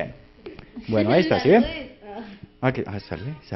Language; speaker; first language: Spanish; native; Spanish